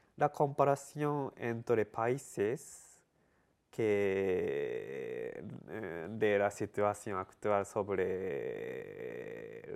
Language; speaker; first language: Spanish; non-native, learner; Japanese